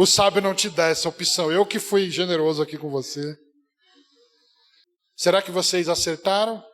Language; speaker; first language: Portuguese; native; Portuguese